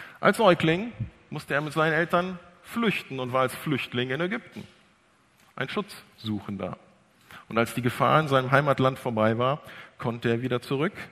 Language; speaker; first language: German; early bilingual, other home language; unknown